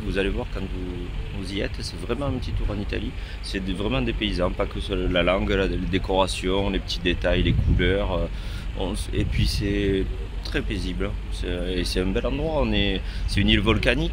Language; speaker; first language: French; native; French